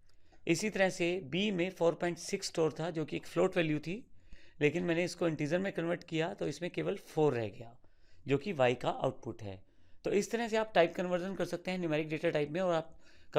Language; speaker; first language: Hindi; native; Hindi